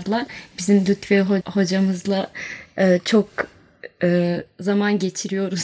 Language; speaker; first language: Turkish; non-native, learner; Bosnian